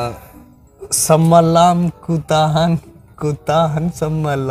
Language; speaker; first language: Indonesian; non-native, learner; Hindi